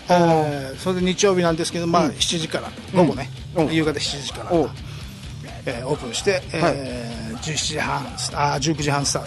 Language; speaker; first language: Japanese; native; Japanese